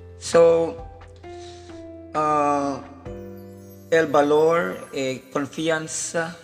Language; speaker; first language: Spanish; non-native, learner; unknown